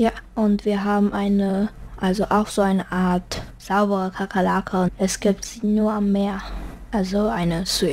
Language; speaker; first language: German; early bilingual, heritage; German